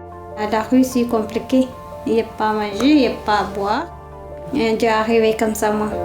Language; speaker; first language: French; non-native, learner; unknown